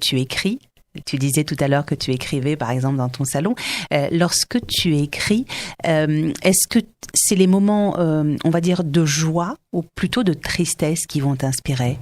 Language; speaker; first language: French; native; French